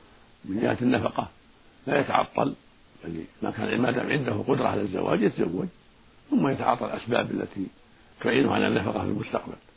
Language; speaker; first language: Arabic; native; Arabic